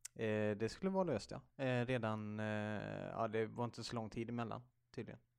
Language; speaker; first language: Swedish; native; Swedish